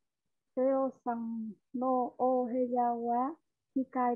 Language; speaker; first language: Japanese; non-native, learner; Vietnamese